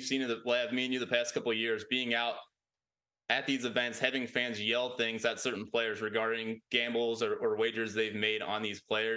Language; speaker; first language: English; native; English